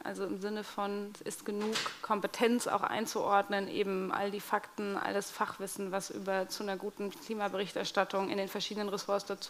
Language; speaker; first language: German; native; German